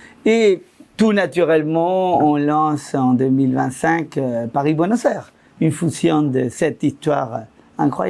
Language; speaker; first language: French; non-native, fluent; Spanish